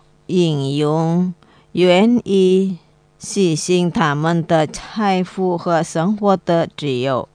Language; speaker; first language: Chinese; non-native, learner; Indonesian